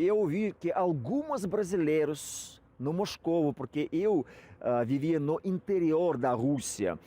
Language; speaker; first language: Portuguese; non-native, fluent; Russian